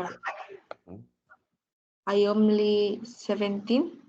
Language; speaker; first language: English; non-native, learner; Spanish